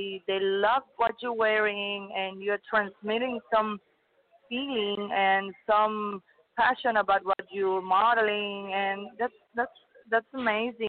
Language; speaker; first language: English; non-native, learner; Spanish